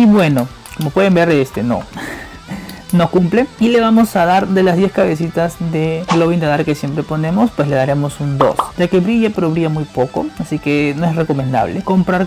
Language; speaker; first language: Spanish; native; Spanish